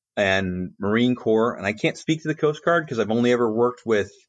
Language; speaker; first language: English; native; English